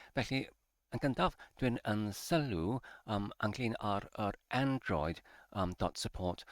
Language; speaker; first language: Welsh; non-native, learner; English